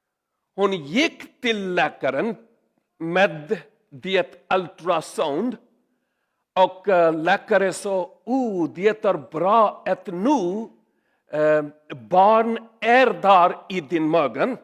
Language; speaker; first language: Swedish; non-native, learner; Urdu